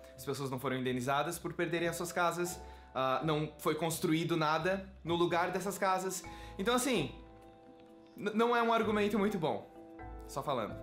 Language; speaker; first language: Portuguese; native; Portuguese